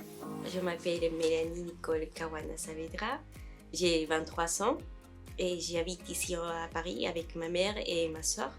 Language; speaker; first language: French; non-native, fluent; Spanish